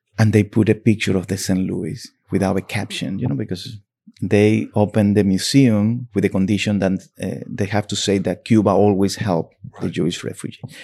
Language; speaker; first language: English; non-native, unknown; Spanish